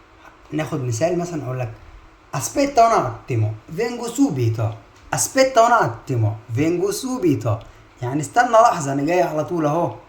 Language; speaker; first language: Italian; non-native, fluent; Arabic